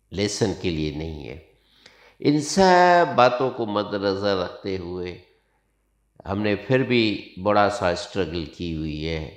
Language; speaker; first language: Urdu; non-native, local second language; Sindhi